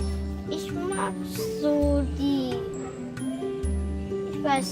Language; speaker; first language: German; early bilingual, heritage; German